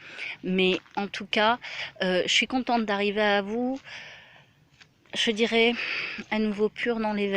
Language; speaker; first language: French; native; French